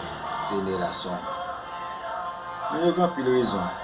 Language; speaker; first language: Spanish; non-native, learner; Haitian Creole